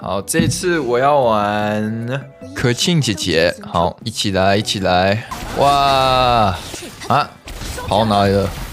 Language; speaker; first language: Chinese; early bilingual, heritage; Chinese